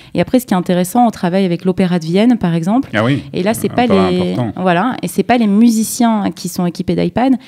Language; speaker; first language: French; native; French